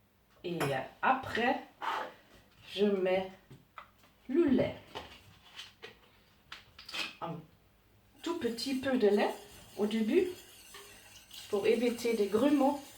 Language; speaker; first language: French; non-native, learner; German